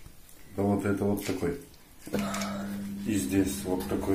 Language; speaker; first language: Russian; non-native, learner; Turkish